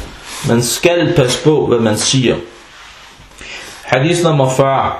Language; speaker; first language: Danish; non-native, fluent; Arabic